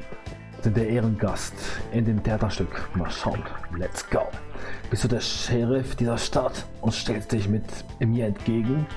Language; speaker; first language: German; native; German